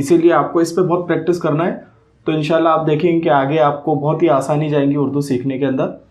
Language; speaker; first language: Hindi; non-native, local second language; Urdu